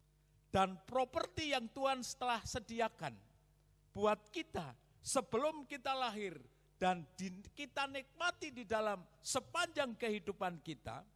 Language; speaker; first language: Indonesian; native; Indonesian